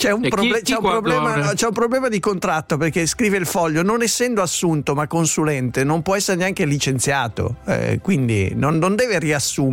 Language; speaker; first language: Italian; native; Italian